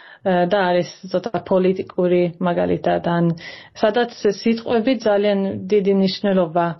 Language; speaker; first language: Georgian; early bilingual, heritage; Swedish